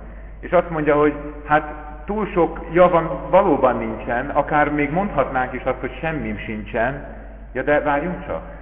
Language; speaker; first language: Hungarian; native; Hungarian